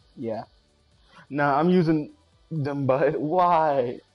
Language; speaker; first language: English; native; English